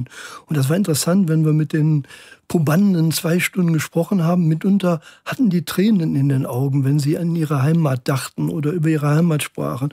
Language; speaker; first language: German; native; German